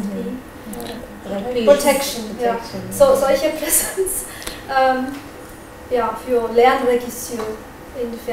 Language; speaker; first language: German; non-native, fluent; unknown